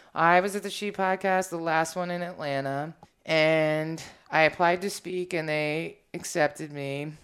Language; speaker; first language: English; native; English